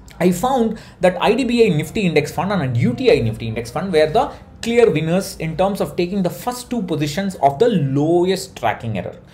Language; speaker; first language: English; non-native, local second language; Tamil